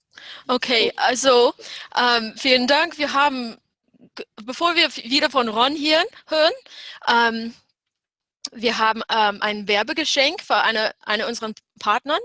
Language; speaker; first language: German; non-native, fluent; English